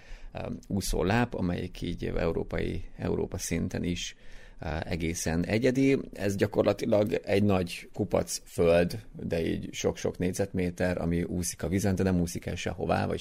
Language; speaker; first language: Hungarian; native; Hungarian